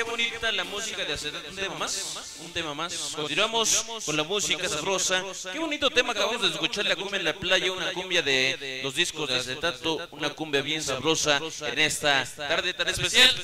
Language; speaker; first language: Spanish; native; Spanish